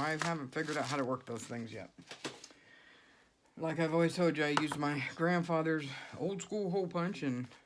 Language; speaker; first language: English; native; English